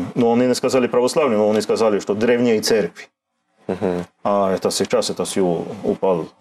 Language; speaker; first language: Russian; non-native, learner; Swedish